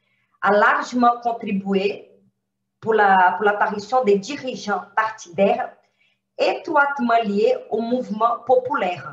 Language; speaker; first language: French; non-native, fluent; Portuguese